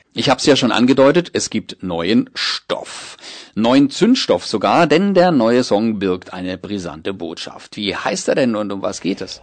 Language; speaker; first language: German; native; German